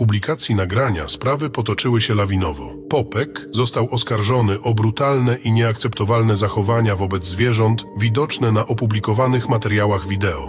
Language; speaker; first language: Polish; native; Polish